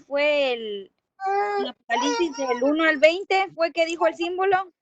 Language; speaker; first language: Spanish; native; Spanish